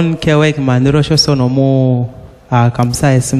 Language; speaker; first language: Korean; non-native, learner; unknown